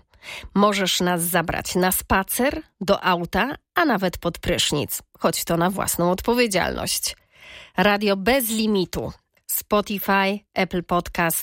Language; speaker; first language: Polish; native; Polish